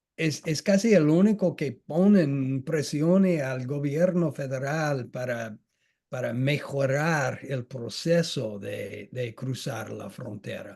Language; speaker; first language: Spanish; non-native, fluent; English